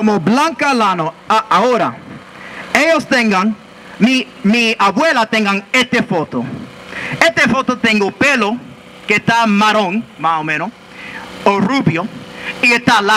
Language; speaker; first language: Spanish; non-native, learner; English